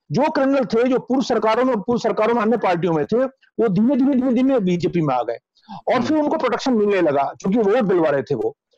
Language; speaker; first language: Hindi; native; Hindi